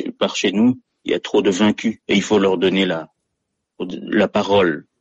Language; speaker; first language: French; non-native, local second language; Malagasy